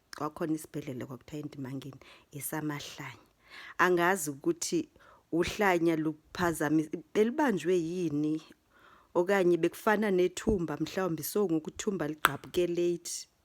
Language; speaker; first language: Zulu; non-native, local second language; Xhosa